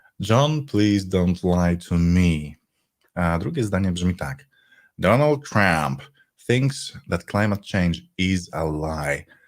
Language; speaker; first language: English; non-native, fluent; Polish